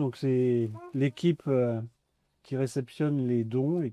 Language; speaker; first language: French; native; French